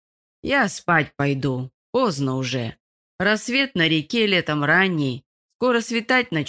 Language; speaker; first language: Russian; native; Russian